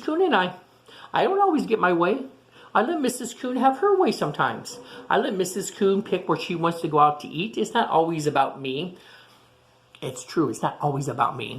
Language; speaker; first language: English; native; English